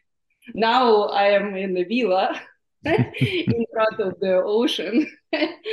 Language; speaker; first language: English; non-native, fluent; Russian